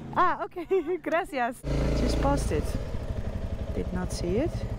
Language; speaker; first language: English; non-native, fluent; Dutch